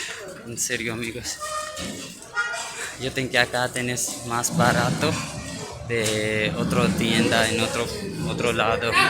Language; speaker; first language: Spanish; non-native, learner; Urdu